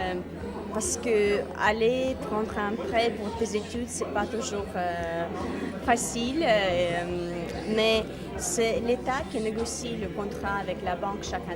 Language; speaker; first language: French; non-native, fluent; Latvian